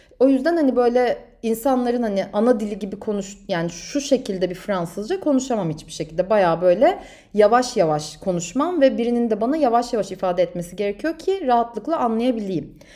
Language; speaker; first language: Turkish; native; Turkish